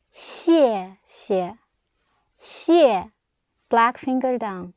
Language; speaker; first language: Chinese; non-native, learner; English